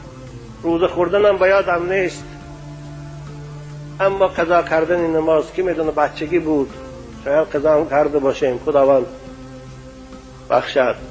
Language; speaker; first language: Persian; native; Persian